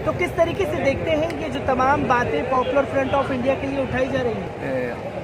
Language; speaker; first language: Hindi; native; Hindi